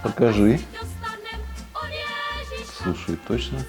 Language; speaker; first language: Russian; native; Russian